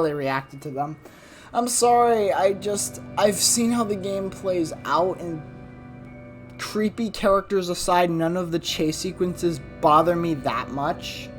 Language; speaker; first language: English; native; English